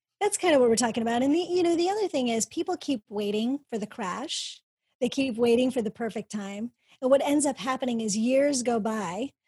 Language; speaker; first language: English; early bilingual, other home language; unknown